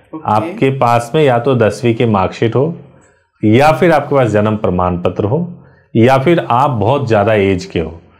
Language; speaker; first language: Hindi; native; Hindi